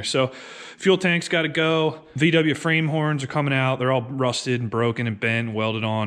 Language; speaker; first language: English; native; English